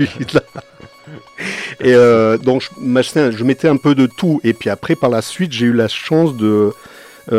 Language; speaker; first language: French; native; French